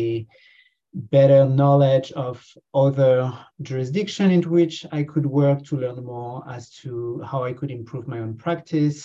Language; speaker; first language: English; non-native, fluent; French